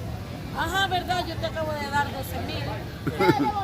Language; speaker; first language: Spanish; native; Spanish